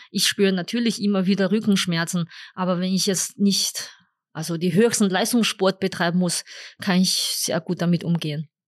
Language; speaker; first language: German; non-native, fluent; Chinese